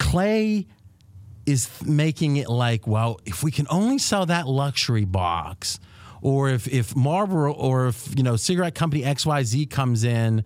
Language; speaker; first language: English; native; English